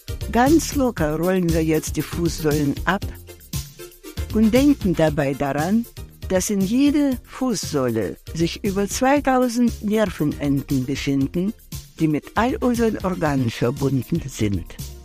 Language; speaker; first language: German; non-native, fluent; Russian